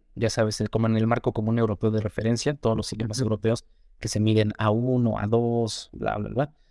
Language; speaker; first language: Spanish; native; Spanish